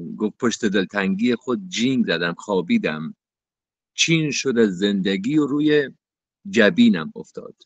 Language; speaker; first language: Persian; native; Persian